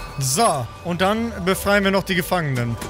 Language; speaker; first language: German; native; German